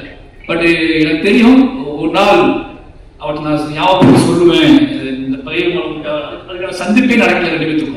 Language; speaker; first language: Tamil; native; Tamil